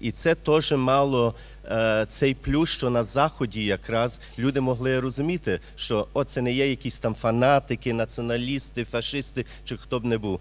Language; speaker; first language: Ukrainian; early bilingual, heritage; Ukrainian